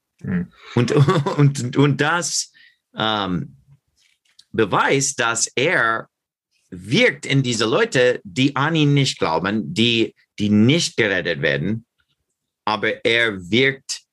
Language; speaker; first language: German; non-native, learner; English